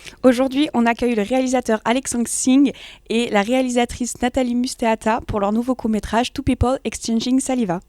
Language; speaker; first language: French; native; French